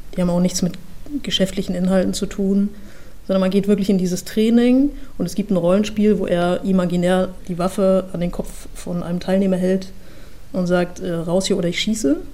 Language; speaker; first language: German; native; German